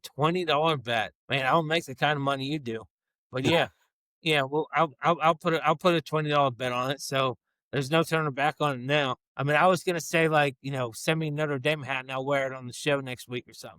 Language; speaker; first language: English; native; English